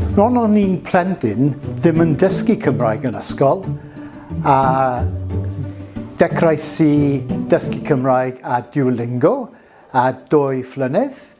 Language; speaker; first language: Welsh; non-native, local second language; English